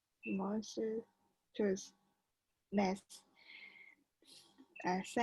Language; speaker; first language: French; non-native, learner; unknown